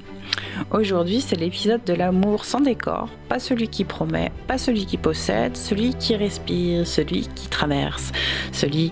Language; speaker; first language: French; native; French